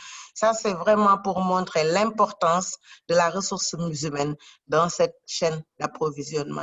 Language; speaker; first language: French; non-native, local second language; Wolof